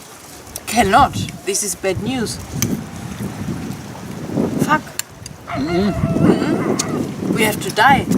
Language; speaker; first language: English; non-native, fluent; German